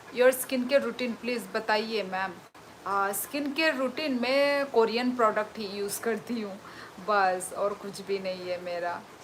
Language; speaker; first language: Hindi; non-native, local second language; Kok Borok